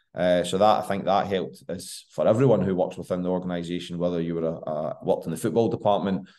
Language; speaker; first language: English; native; English